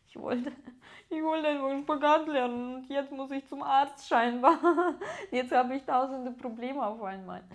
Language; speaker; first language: German; non-native, fluent; Russian